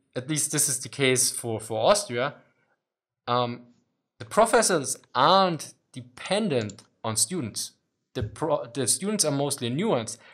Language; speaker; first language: English; non-native, fluent; German